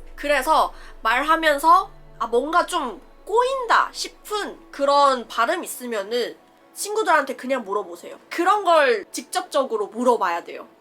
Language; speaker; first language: Korean; non-native, fluent; Chinese